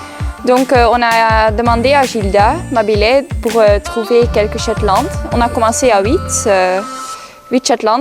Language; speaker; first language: French; non-native, local second language; Dutch